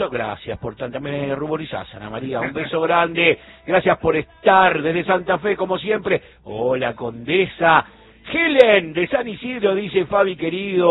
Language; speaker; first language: Spanish; native; Spanish